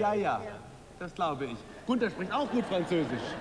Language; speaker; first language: German; native; German